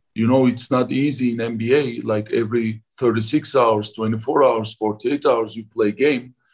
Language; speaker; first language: English; non-native, fluent; Turkish